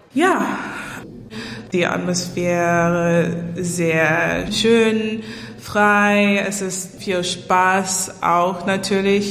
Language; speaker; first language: German; non-native, learner; English